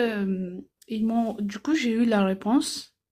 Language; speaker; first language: French; non-native, fluent; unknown